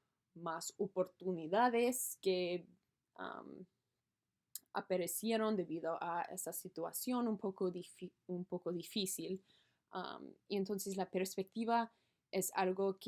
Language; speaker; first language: Spanish; non-native, learner; English